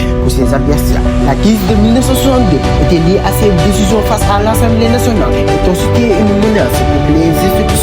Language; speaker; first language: French; non-native, local second language; Wolof